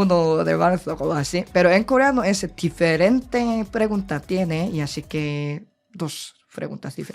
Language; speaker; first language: Spanish; non-native, learner; Korean